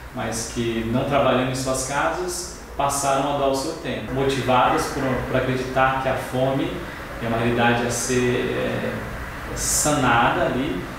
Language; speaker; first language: Portuguese; native; Portuguese